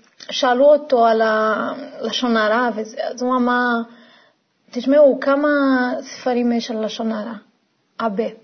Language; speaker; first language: Hebrew; non-native, fluent; Portuguese